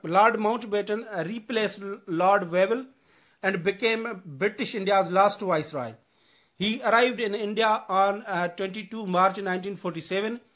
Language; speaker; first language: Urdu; non-native, local second language; Sindhi